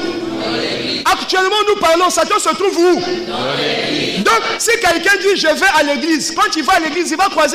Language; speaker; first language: French; non-native, local second language; Lingala